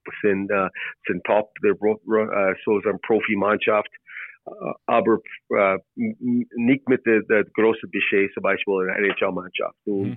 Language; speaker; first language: German; non-native, learner; English